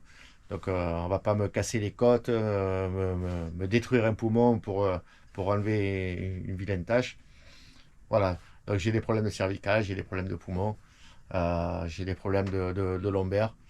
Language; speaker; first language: French; native; French